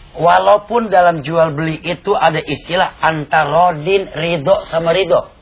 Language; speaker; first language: Indonesian; native; Indonesian